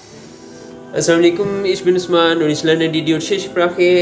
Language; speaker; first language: German; non-native, learner; Urdu